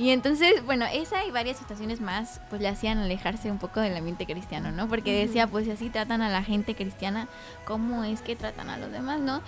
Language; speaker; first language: Spanish; native; Spanish